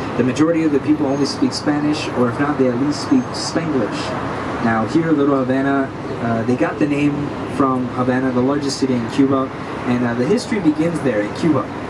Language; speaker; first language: English; early bilingual, other home language; Spanish